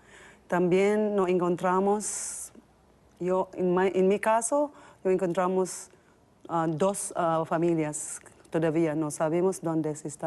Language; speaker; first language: Spanish; non-native, learner; Filipino